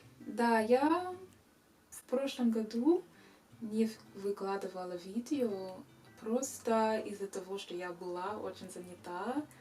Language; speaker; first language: Russian; non-native, fluent; English